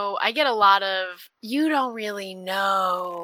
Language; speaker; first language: English; native; English